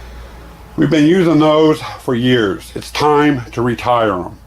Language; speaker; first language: English; native; English